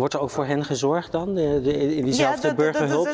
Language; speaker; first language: Dutch; native; Dutch